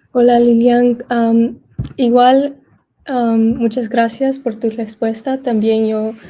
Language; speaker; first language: Spanish; early bilingual, heritage; Spanish